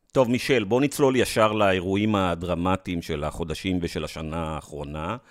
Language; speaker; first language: Hebrew; native; Hebrew